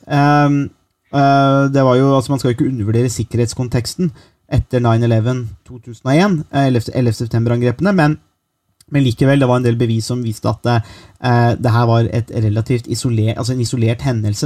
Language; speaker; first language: Norwegian; native; Norwegian